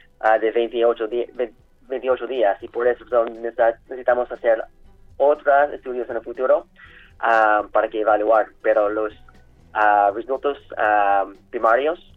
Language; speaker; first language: Spanish; non-native, learner; English